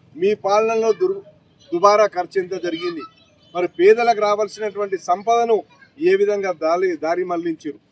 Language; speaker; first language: Telugu; native; Telugu